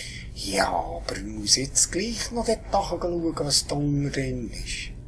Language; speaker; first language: German; native; German